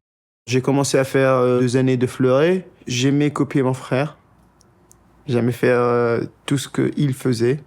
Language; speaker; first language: French; non-native, local second language; Arabic